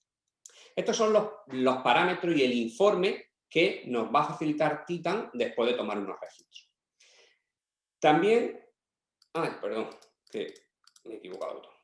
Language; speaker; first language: Spanish; native; Spanish